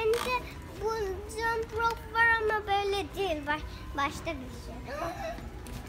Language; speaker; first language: Turkish; early bilingual, heritage; Turkish